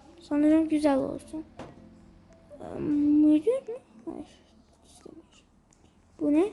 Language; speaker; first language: Turkish; early bilingual, heritage; Turkish